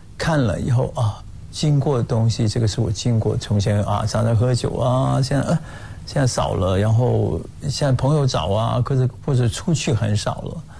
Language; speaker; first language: Chinese; non-native, local second language; Cantonese